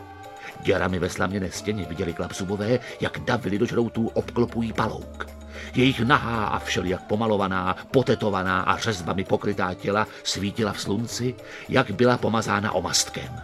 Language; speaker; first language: Czech; native; Czech